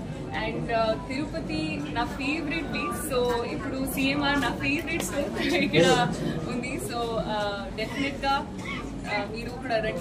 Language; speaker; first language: Telugu; non-native, learner; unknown